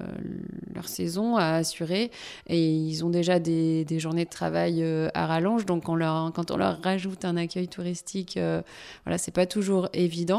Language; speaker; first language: French; native; French